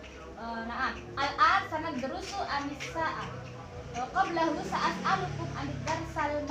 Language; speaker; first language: Arabic; non-native, learner; Indonesian